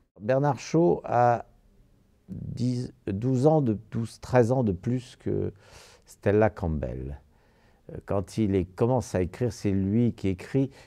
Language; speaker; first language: French; native; French